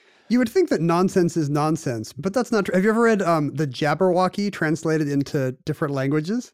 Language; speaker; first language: English; native; English